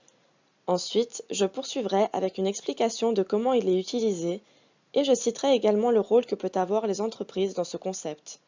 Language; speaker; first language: French; native; French